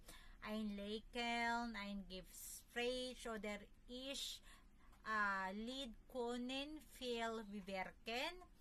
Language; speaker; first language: German; non-native, learner; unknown